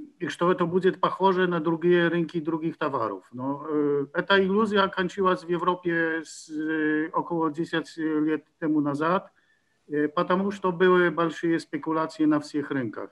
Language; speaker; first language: Polish; non-native, learner; Ukrainian